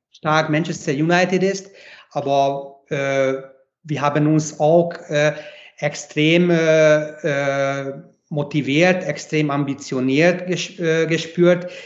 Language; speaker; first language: German; non-native, fluent; Hungarian